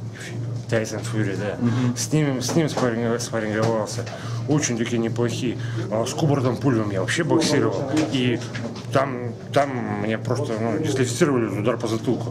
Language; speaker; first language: Russian; native; Russian